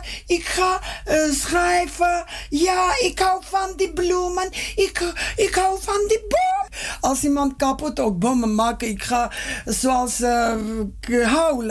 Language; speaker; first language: Dutch; non-native, learner; Armenian